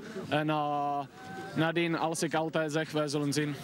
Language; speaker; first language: Dutch; non-native, fluent; Czech